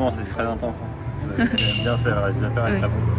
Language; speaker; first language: French; native; French